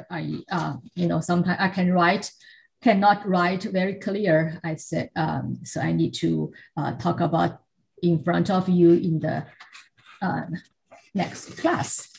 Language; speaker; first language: English; non-native, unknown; Chinese